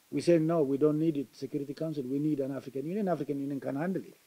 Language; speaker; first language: English; non-native, local second language; Amharic